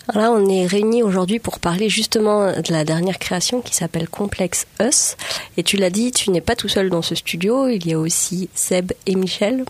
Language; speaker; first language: French; native; French